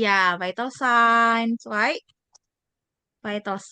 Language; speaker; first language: English; non-native, fluent; Indonesian